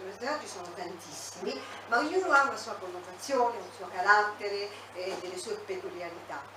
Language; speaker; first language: Italian; native; Italian